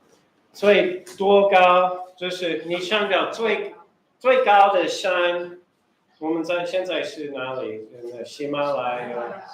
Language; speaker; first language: Chinese; early bilingual, heritage; Chinese